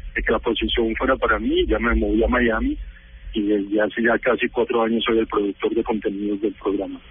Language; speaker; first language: Spanish; native; Spanish